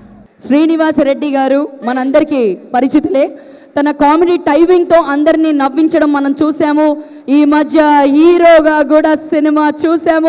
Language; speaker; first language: Telugu; native; Telugu